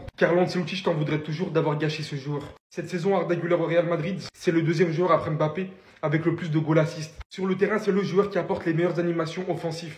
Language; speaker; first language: French; native; French